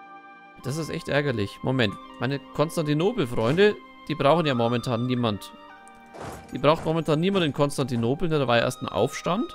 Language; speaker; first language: German; native; German